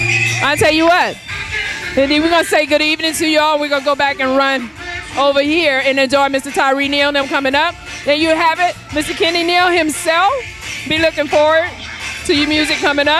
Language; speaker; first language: English; native; English